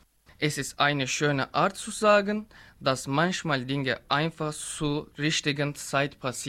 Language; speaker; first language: German; non-native, learner; Turkish